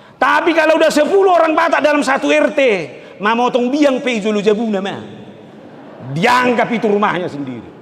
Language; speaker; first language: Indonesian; non-native, local second language; Batak Toba